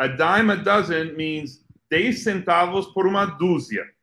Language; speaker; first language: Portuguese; non-native, fluent; English